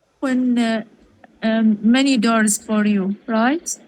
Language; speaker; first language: English; non-native, learner; Arabic